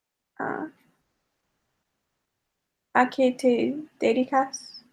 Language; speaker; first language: Spanish; non-native, learner; English